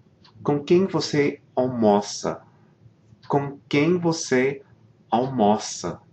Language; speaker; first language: Portuguese; non-native, fluent; English